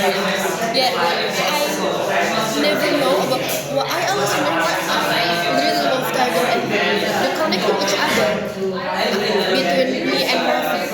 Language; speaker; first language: English; non-native, learner; Indonesian